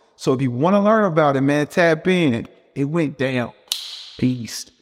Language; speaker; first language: English; early bilingual, other home language; Spanish